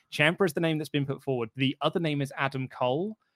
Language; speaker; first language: English; native; English